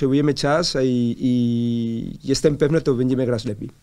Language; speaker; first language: Polish; non-native, learner; Spanish